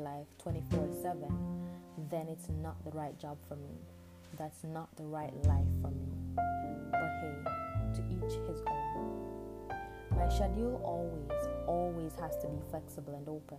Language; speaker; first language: English; non-native, local second language; Jamaican Creole English